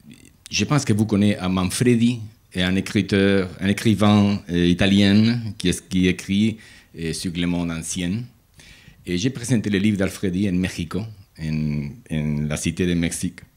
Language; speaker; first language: French; non-native, learner; Spanish